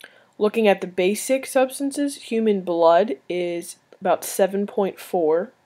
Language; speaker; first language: English; native; English